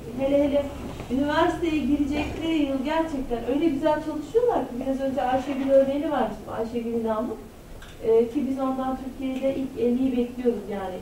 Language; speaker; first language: Turkish; native; Turkish